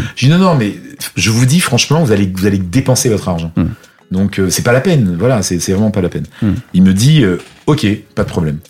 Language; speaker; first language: French; native; French